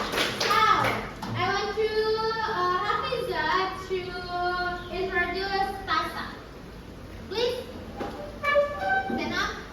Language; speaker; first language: English; non-native, learner; Indonesian